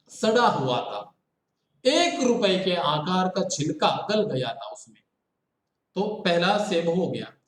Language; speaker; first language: Hindi; non-native, local second language; Kannada